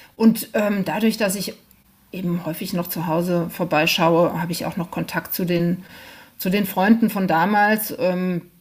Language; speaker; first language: German; native; German